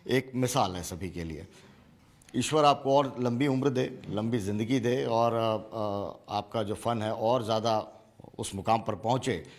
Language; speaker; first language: Hindi; native; Hindi